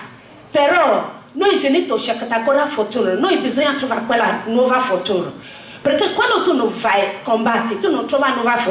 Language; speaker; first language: Italian; non-native, learner; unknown